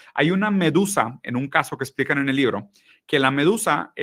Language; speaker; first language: Spanish; early bilingual, other home language; Portuguese